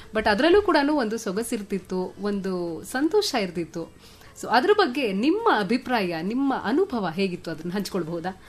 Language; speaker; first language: Kannada; native; Kannada